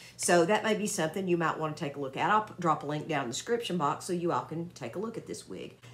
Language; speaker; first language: English; native; English